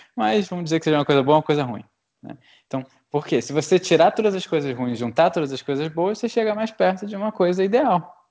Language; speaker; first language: Portuguese; native; Portuguese